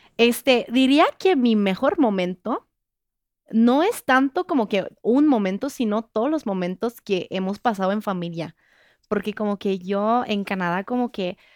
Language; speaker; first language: Spanish; non-native, fluent; French